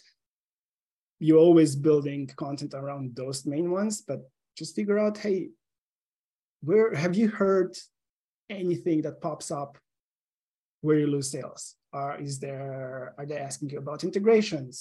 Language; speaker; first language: English; non-native, fluent; Slovenian